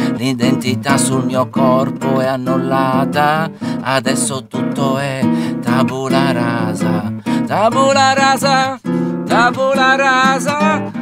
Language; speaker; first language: Italian; native; Italian